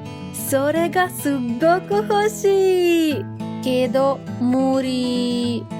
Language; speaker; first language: Japanese; non-native, learner; Russian